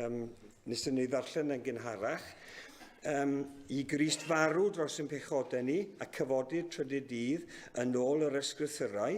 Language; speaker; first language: Welsh; native; Welsh